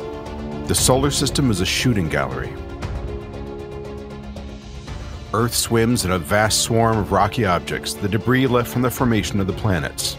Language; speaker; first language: English; native; English